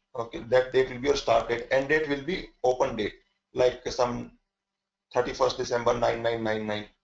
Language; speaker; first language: English; non-native, local second language; Hindi